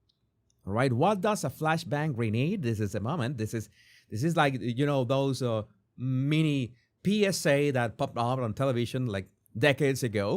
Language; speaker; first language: English; non-native, fluent; Spanish